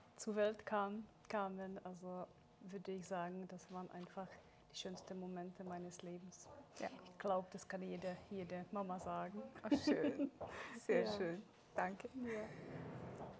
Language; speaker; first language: German; non-native, fluent; Czech